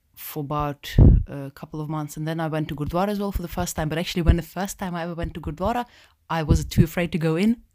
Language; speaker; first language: English; non-native, fluent; Russian